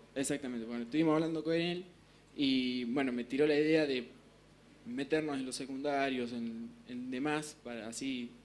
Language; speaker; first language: Spanish; native; Spanish